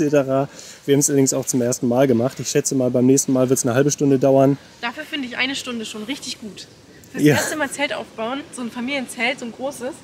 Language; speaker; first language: German; native; German